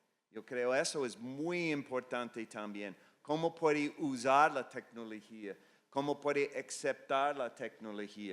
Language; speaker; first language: Spanish; non-native, fluent; English